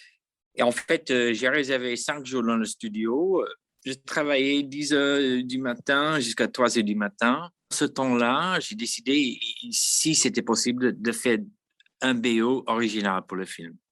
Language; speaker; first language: French; non-native, fluent; English